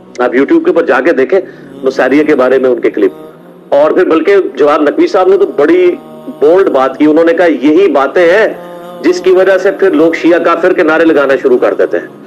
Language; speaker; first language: Urdu; non-native, local second language; Punjabi